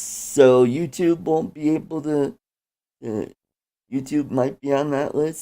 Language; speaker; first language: English; native; English